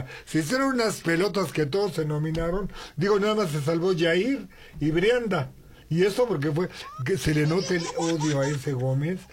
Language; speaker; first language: Spanish; native; Spanish